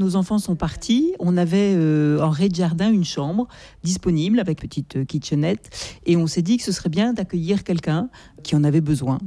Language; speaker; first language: French; native; French